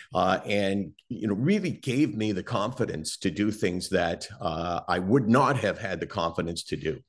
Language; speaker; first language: English; native; English